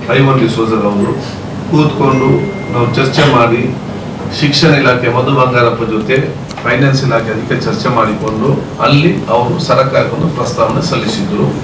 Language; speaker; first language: Kannada; non-native, local second language; Malayalam